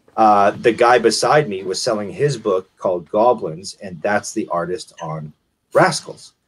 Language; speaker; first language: English; native; English